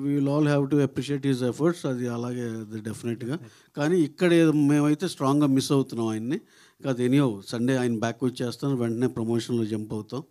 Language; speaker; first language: Telugu; native; Telugu